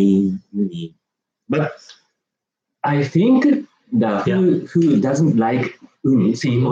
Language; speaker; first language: English; non-native, learner; Japanese